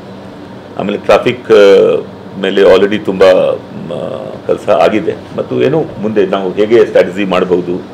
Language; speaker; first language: Kannada; non-native, fluent; Hindi